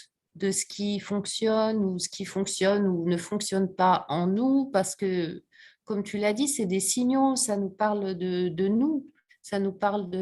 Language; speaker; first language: French; native; French